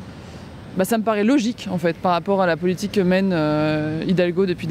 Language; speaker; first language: French; native; French